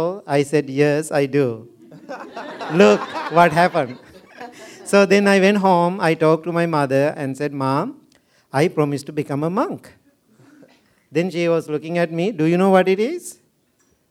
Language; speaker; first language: English; non-native, local second language; Sinhala